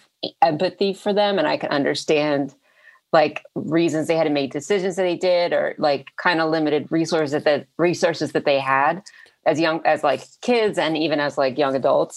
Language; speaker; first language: English; native; English